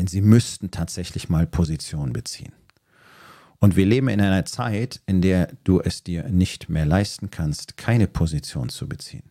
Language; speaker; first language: German; native; German